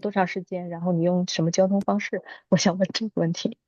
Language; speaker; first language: Chinese; native; Chinese